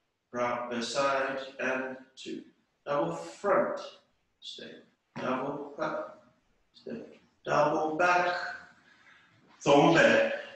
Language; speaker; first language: English; non-native, fluent; Estonian